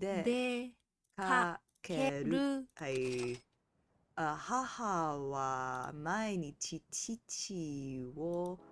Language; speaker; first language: Japanese; non-native, learner; English